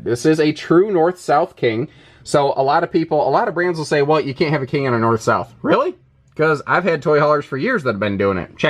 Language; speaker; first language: English; native; English